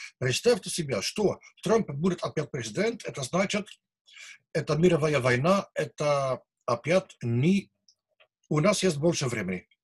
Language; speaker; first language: Russian; non-native, learner; Dutch